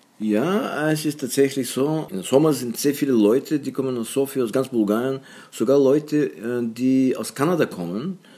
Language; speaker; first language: German; non-native, fluent; Bulgarian